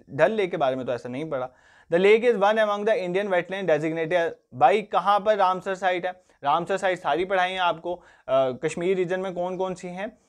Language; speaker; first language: Hindi; non-native, local second language; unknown